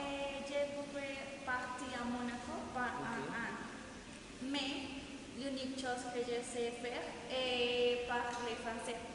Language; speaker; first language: French; non-native, learner; Spanish